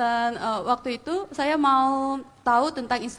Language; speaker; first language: Indonesian; non-native, fluent; Korean